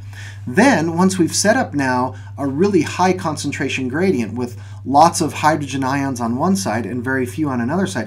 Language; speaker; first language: English; native; English